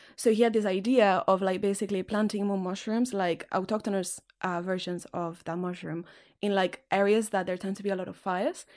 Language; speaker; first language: English; non-native, fluent; Spanish